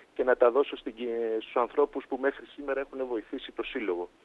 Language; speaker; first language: Greek; native; Greek